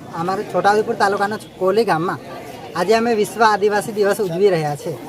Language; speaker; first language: Gujarati; non-native, local second language; Rathawi